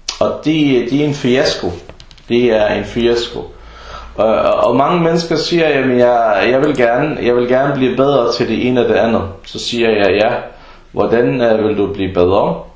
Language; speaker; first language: Danish; early bilingual, other home language; Arabic